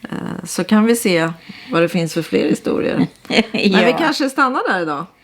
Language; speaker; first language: Swedish; native; Swedish